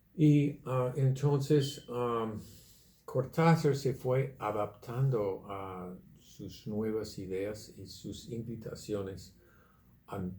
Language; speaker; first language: Spanish; non-native, fluent; English